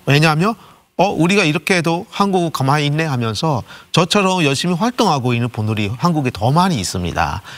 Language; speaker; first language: Korean; non-native, fluent; Burmese